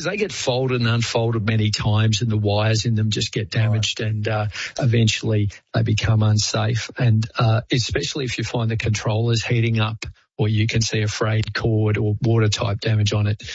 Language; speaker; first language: English; native; English